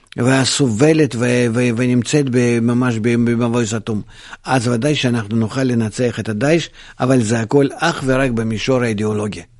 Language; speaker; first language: Hebrew; non-native, fluent; Russian